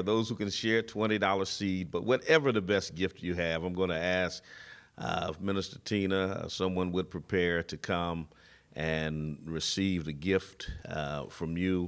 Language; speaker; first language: English; native; English